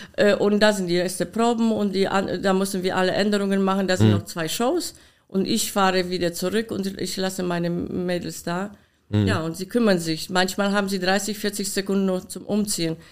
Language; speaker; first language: German; non-native, fluent; Polish